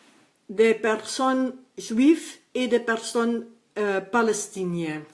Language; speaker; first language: French; non-native, local second language; Dutch